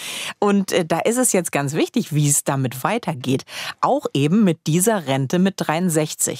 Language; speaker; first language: German; native; German